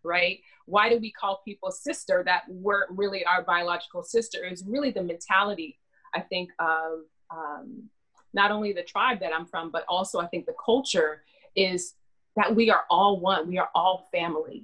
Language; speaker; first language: English; native; English